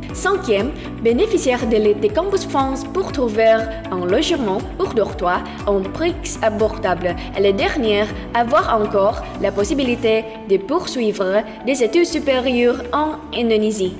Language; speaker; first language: French; non-native, learner; Indonesian